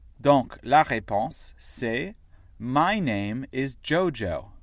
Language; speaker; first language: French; non-native, fluent; English